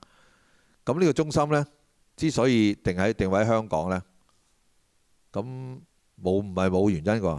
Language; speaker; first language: Cantonese; native; Cantonese